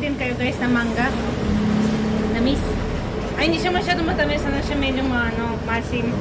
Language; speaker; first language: Filipino; non-native, learner; Russian